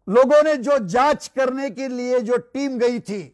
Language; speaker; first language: Hindi; non-native, local second language; Marathi